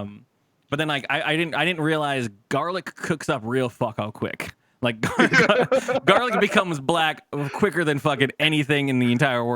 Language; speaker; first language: English; native; English